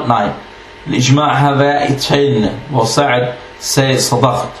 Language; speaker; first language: Danish; non-native, fluent; Arabic